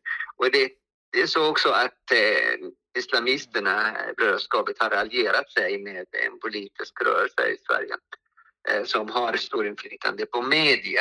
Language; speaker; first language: Swedish; non-native, fluent; Arabic